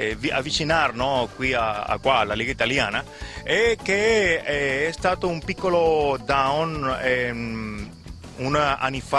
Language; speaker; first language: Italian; non-native, learner; Spanish